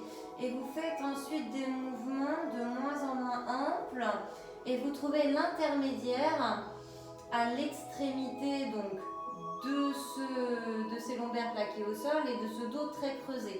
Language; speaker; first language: French; native; French